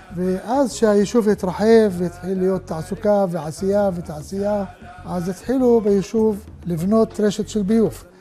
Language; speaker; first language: Hebrew; non-native, local second language; Arabic